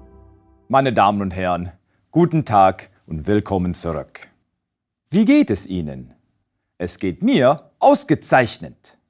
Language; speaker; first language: German; non-native, fluent; English